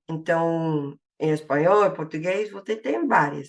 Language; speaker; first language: Portuguese; non-native, fluent; English